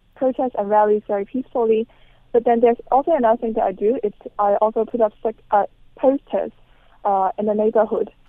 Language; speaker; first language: English; non-native, local second language; Cantonese